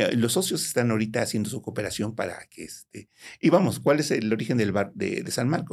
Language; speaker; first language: Spanish; native; Spanish